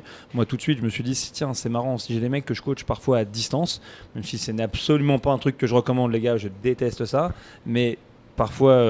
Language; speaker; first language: French; native; French